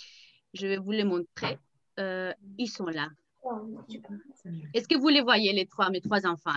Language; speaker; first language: French; native; French